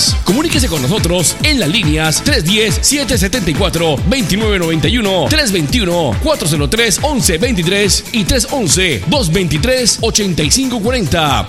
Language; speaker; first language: Spanish; native; Spanish